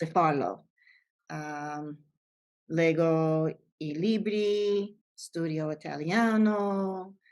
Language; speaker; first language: Italian; non-native, learner; English